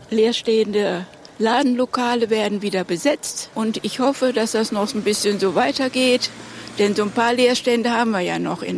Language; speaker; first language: German; native; German